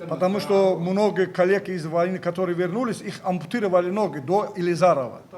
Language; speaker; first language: Russian; native; Russian